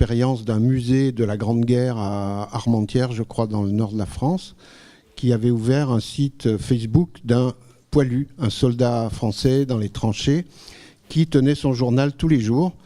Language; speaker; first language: French; native; French